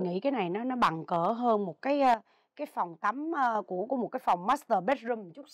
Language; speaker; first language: Vietnamese; native; Vietnamese